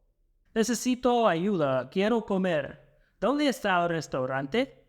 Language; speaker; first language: Spanish; non-native, fluent; English